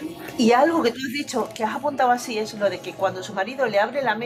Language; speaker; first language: Spanish; native; Spanish